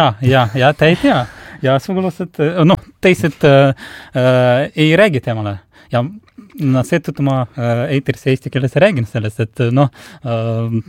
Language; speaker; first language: Estonian; non-native, local second language; Russian